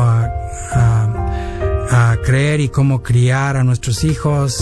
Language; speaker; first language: Spanish; early bilingual, heritage; Spanish